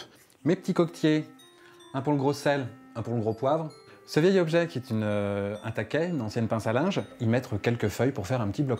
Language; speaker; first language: French; native; French